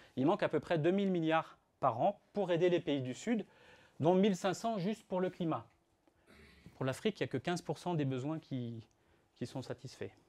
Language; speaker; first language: French; native; French